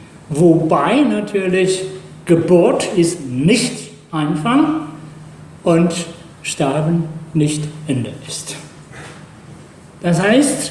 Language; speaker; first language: German; non-native, fluent; Chinese